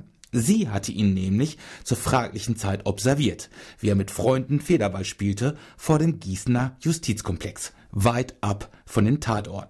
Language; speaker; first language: German; native; German